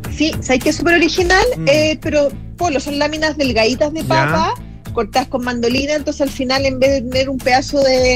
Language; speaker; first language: Spanish; native; Spanish